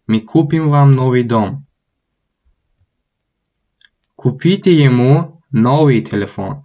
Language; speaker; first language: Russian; non-native, fluent; Tajik